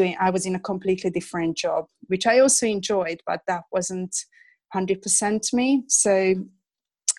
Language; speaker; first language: English; non-native, fluent; Hungarian